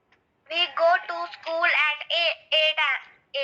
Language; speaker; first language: English; non-native, learner; Hindi